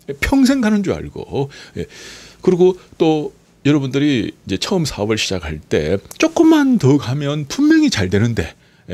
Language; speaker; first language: Korean; native; Korean